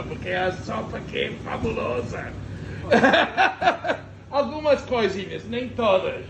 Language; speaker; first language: Portuguese; non-native, learner; English